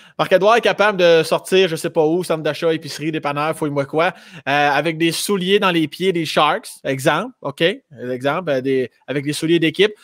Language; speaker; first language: French; native; French